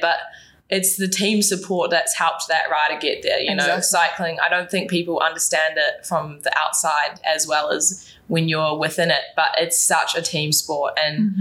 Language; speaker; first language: English; native; English